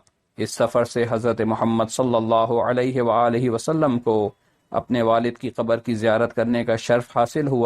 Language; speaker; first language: Urdu; native; Urdu